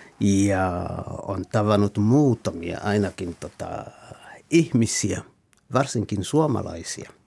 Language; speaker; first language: Finnish; non-native, fluent; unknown